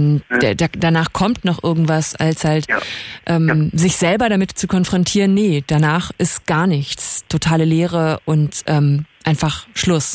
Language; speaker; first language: German; native; German